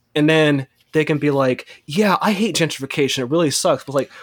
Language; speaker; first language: English; native; English